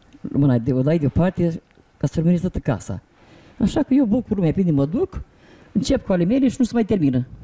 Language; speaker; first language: Romanian; native; Romanian